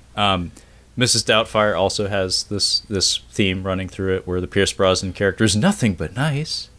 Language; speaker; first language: English; native; English